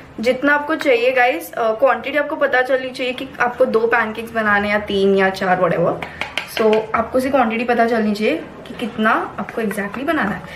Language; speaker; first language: Hindi; non-native, local second language; Marathi